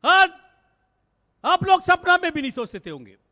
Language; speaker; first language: Hindi; native; Hindi